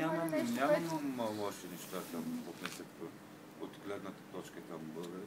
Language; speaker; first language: Bulgarian; non-native, learner; Arabic